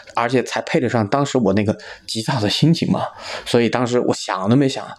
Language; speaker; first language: Chinese; native; Chinese